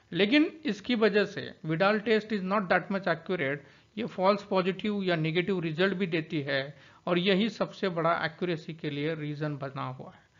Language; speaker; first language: Hindi; non-native, local second language; Marathi